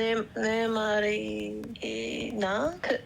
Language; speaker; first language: Korean; non-native, learner; English